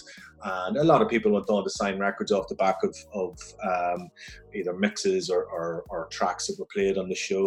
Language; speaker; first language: English; native; English